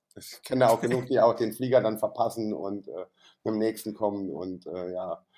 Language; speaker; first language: German; native; German